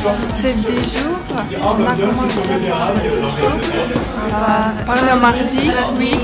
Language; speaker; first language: French; non-native, learner; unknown